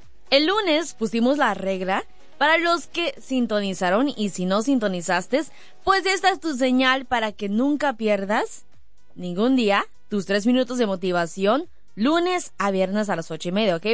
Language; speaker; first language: Spanish; early bilingual, heritage; Spanish